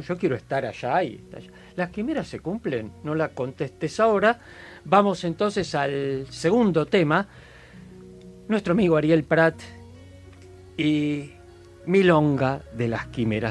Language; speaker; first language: Spanish; native; Spanish